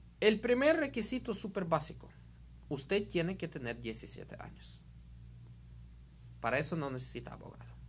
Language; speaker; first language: Spanish; non-native, fluent; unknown